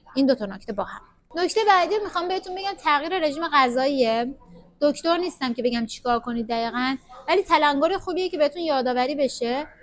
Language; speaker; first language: Persian; native; Persian